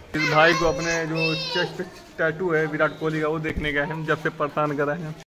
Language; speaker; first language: Hindi; native; Hindi